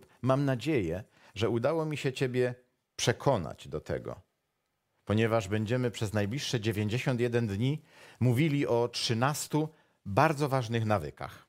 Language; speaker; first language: Polish; native; Polish